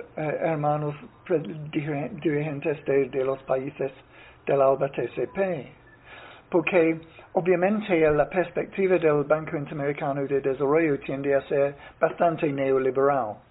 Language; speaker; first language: Spanish; non-native, fluent; English